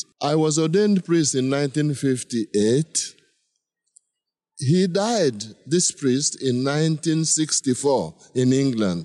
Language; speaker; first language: English; non-native, local second language; Igbo